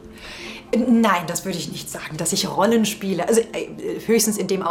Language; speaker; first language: German; native; German